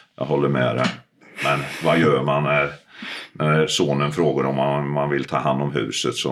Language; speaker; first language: Swedish; early bilingual, other home language; Finnish